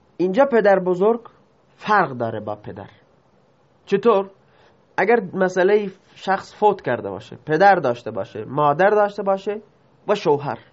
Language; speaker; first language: Persian; non-native, local second language; Baluchi